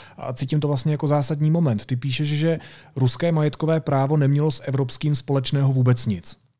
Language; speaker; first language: Czech; native; Czech